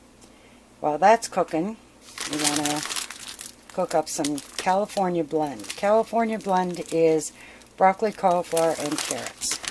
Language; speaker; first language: English; native; English